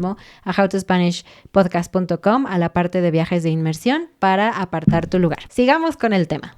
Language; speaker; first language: Spanish; native; Spanish